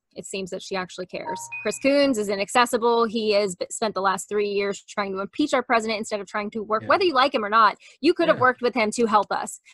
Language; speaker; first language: English; native; English